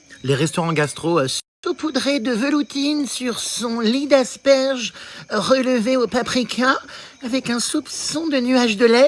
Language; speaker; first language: French; native; French